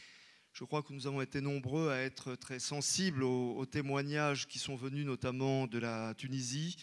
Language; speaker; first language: French; native; French